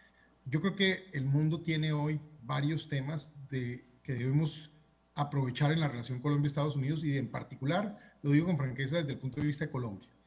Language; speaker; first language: Spanish; native; Spanish